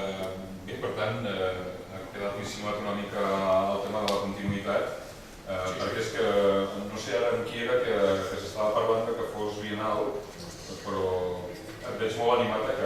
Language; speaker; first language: Catalan; native; Catalan